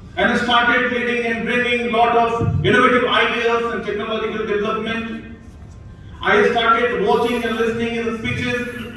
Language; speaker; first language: English; non-native, local second language; Hindi